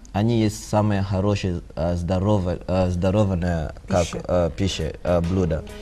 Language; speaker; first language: Russian; non-native, learner; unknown